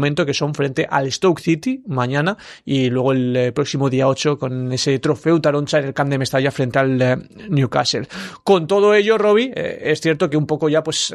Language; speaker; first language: Spanish; native; Spanish